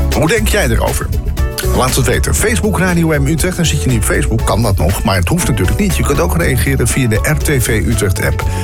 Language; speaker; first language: Dutch; native; Dutch